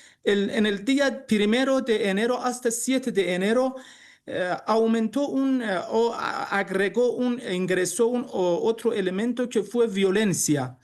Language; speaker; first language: Spanish; non-native, learner; Persian